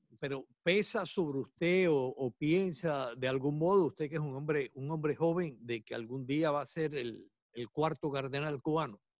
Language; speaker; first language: Spanish; native; Spanish